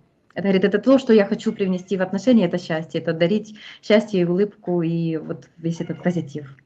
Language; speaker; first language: Russian; native; Russian